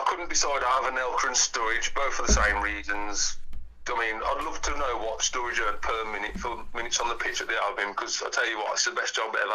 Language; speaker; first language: English; native; English